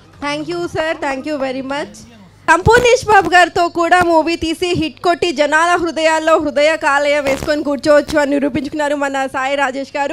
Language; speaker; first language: Telugu; native; Telugu